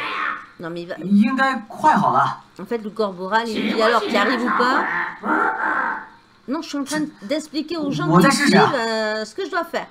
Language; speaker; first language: French; native; French